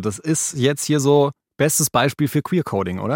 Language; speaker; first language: German; native; German